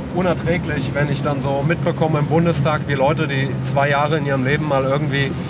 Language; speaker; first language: German; non-native, local second language; Italian